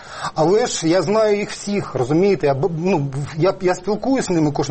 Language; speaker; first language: Ukrainian; native; Ukrainian